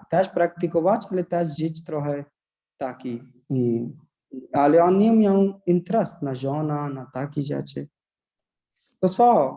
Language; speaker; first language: Polish; non-native, learner; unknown